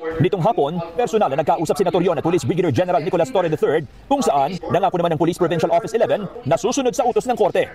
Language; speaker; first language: Filipino; native; Filipino